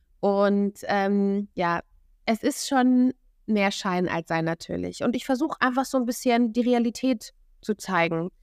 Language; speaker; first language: German; native; German